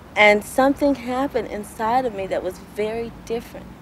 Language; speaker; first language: English; native; English